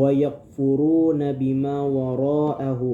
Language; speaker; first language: Arabic; non-native, learner; Indonesian